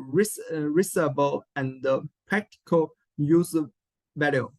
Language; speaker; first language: English; non-native, learner; Chinese